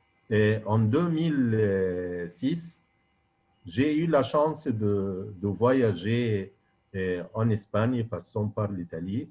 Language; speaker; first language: French; non-native, fluent; Arabic